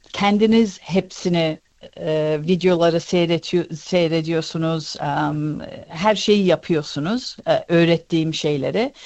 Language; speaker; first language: Turkish; early bilingual, heritage; Turkish